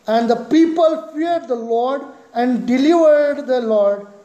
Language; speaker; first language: English; non-native, local second language; Marathi